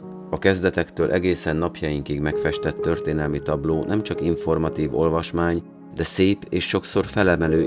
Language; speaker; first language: Hungarian; native; Hungarian